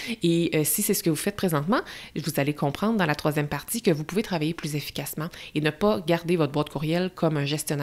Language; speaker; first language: French; native; French